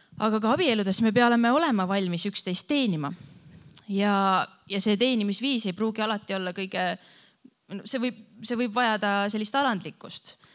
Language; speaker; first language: Estonian; native; Estonian